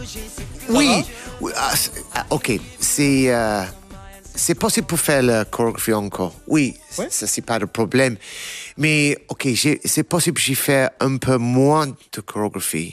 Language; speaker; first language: French; non-native, learner; English